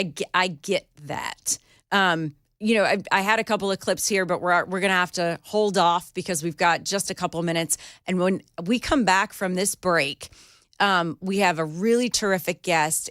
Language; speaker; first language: English; native; English